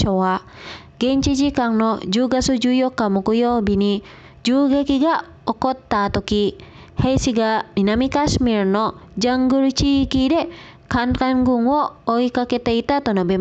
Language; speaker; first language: Japanese; non-native, fluent; Indonesian